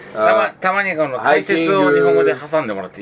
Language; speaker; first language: Japanese; native; Japanese